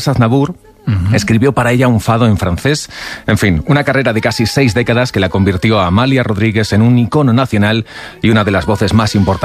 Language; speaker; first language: Spanish; native; Spanish